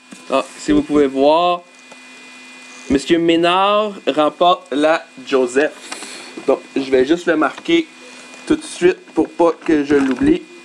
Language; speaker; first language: French; native; French